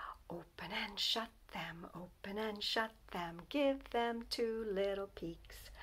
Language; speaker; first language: English; native; English